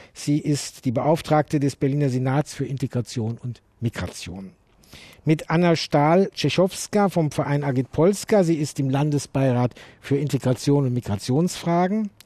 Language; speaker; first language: German; native; German